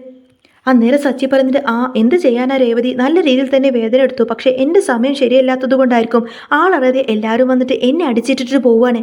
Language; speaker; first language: Malayalam; native; Malayalam